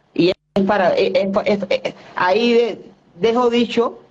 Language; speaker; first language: Spanish; native; Spanish